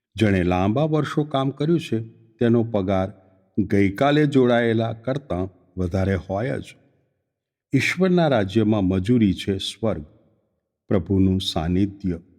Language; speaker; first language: Gujarati; native; Gujarati